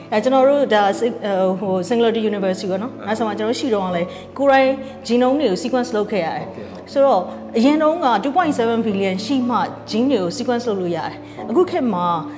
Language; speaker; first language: Burmese; native; Burmese